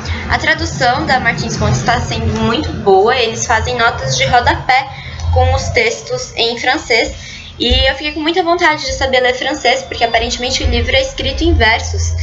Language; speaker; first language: Portuguese; native; Portuguese